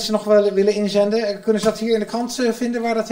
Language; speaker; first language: Dutch; native; Dutch